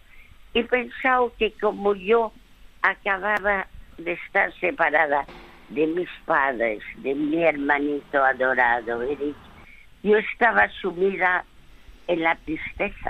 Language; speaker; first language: Spanish; early bilingual, other home language; French